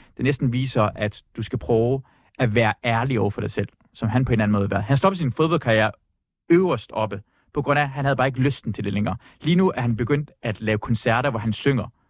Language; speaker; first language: Danish; early bilingual, other home language; Persian